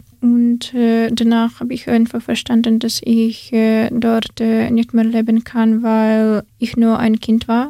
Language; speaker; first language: German; non-native, learner; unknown